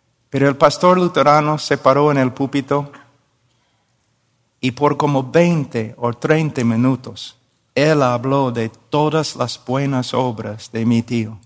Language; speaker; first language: Spanish; non-native, fluent; English